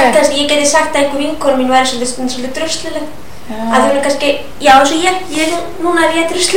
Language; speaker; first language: Icelandic; native; Icelandic